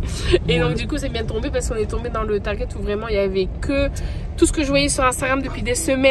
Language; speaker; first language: French; native; French